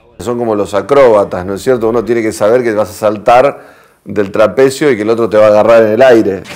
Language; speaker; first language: Spanish; native; Spanish